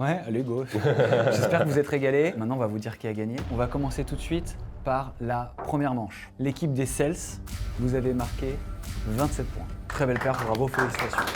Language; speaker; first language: French; native; French